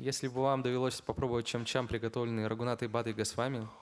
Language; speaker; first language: Russian; native; Russian